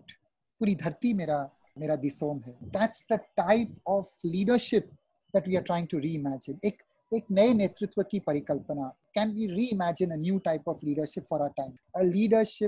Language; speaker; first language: English; non-native, local second language; Hindi